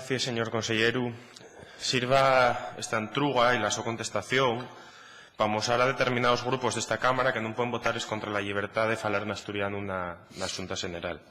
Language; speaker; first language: Asturian; non-native, local second language; Spanish